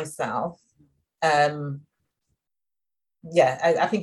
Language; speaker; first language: English; native; English